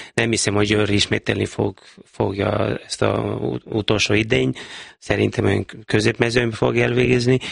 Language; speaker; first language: Hungarian; non-native, fluent; Serbian